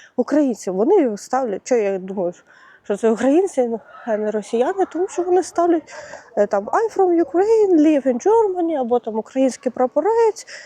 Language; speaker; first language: Ukrainian; non-native, local second language; Russian